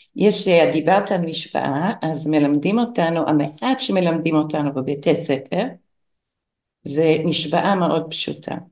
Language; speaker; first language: Hebrew; non-native, fluent; English